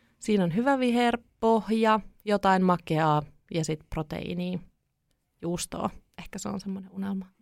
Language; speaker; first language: Finnish; native; Finnish